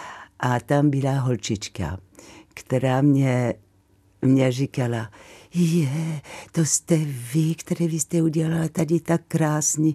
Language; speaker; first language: Czech; non-native, fluent; French